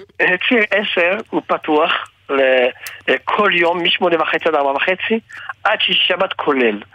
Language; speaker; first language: Hebrew; non-native, fluent; French